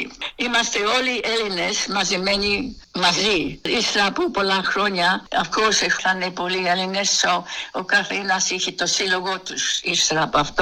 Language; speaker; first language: Greek; early bilingual, heritage; Greek